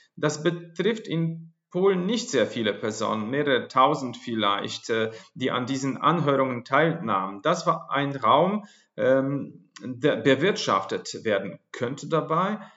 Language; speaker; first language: German; non-native, fluent; Polish